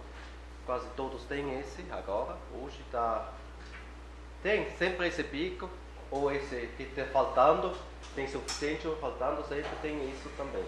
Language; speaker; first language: Portuguese; non-native, fluent; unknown